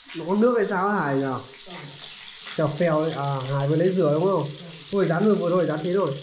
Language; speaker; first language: Vietnamese; native; Vietnamese